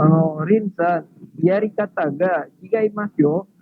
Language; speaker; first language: Japanese; non-native, learner; Indonesian